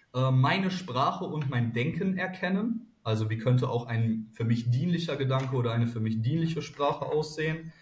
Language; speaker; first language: German; native; German